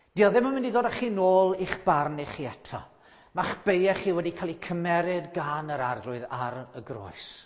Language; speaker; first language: Welsh; native; Welsh